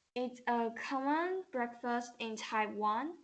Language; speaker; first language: English; non-native, learner; Chinese